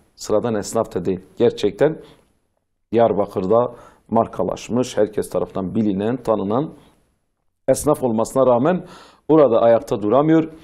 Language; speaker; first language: Turkish; non-native, local second language; Zaza